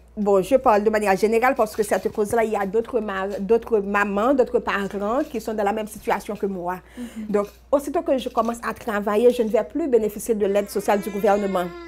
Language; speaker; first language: French; non-native, local second language; Haitian Creole